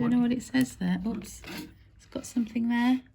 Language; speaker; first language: English; native; English